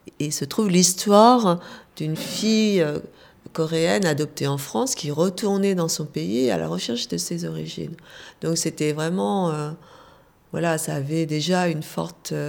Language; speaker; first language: French; early bilingual, other home language; Korean